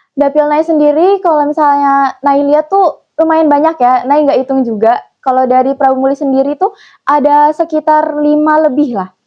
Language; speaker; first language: Indonesian; native; Indonesian